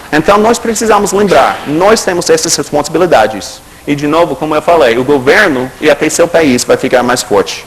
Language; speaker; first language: Portuguese; non-native, fluent; English